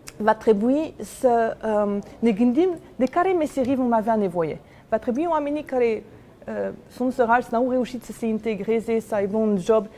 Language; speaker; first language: Romanian; non-native, fluent; French